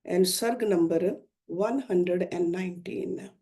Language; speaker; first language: English; non-native, local second language; Hindi